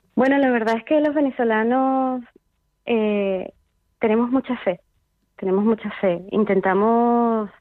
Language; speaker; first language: Spanish; native; Spanish